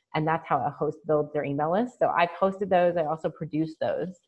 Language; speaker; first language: English; native; English